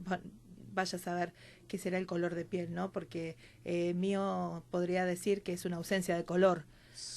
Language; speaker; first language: Spanish; native; Spanish